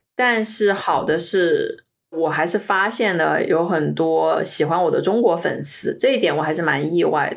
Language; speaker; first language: Chinese; native; Chinese